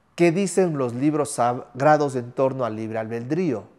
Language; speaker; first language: Spanish; native; Spanish